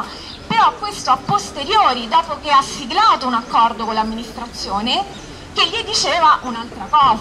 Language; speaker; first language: Italian; native; Italian